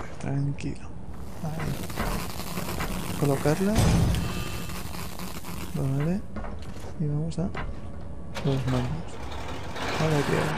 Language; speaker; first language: Spanish; native; Spanish